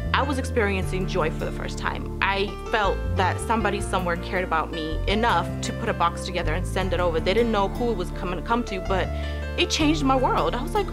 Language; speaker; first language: English; early bilingual, other home language; Ukrainian